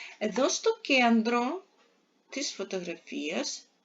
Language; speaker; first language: Greek; non-native, fluent; Ukrainian